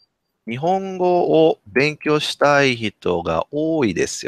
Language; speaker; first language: Japanese; non-native, learner; English